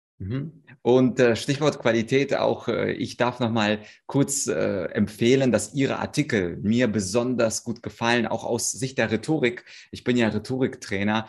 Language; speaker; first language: German; early bilingual, other home language; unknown